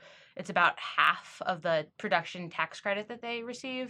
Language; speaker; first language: English; native; English